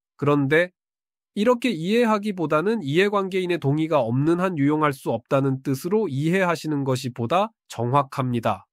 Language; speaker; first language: Korean; native; Korean